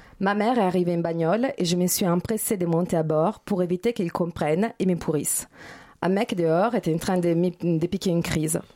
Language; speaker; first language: French; non-native, fluent; Italian